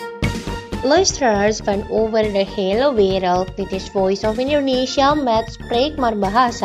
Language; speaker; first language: Dutch; non-native, fluent; Indonesian